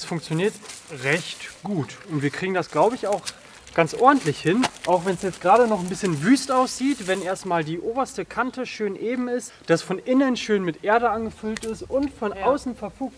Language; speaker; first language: German; native; German